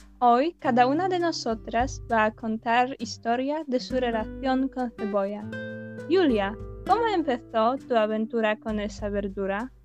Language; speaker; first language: Spanish; non-native, fluent; Polish